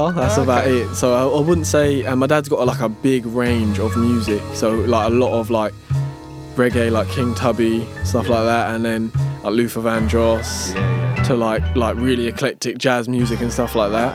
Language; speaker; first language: English; native; English